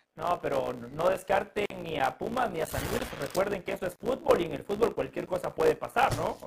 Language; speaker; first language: Spanish; native; Spanish